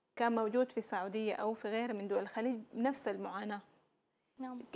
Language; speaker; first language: Arabic; native; Arabic